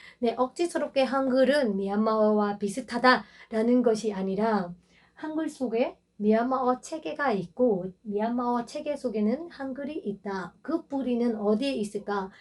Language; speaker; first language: Korean; non-native, fluent; Burmese